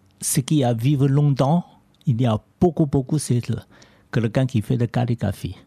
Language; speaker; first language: French; non-native, learner; Chinese